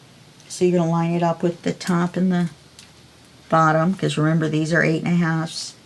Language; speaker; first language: English; native; English